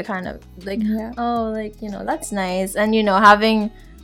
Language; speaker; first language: English; non-native, local second language; Filipino